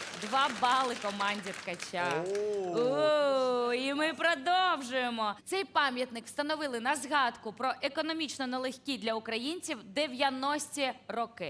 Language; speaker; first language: Ukrainian; native; Ukrainian